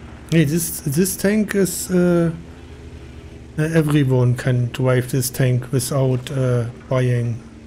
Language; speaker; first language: English; non-native, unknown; German